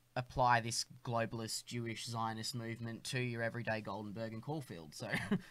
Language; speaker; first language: English; native; English